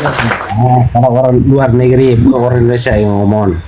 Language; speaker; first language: Indonesian; non-native, fluent; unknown